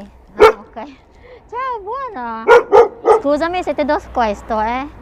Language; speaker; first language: Italian; non-native, fluent; Filipino